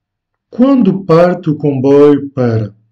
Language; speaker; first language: Portuguese; non-native, fluent; French